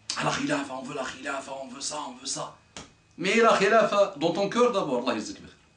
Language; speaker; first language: French; non-native, local second language; Arabic